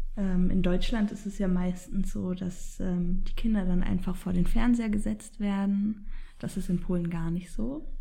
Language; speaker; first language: German; early bilingual, other home language; Polish